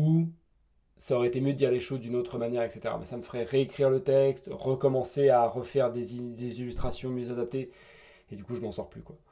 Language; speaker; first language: French; native; French